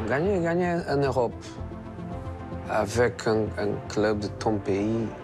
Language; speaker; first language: French; non-native, fluent; Portuguese